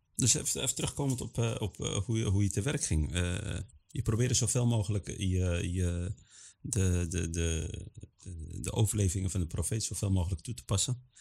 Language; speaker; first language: Dutch; early bilingual, other home language; Arabic